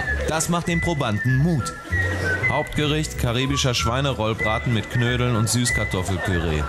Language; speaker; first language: German; native; German